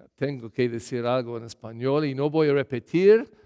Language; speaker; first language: Spanish; non-native, learner; English